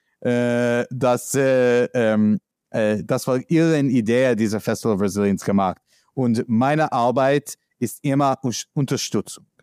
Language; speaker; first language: German; non-native, learner; English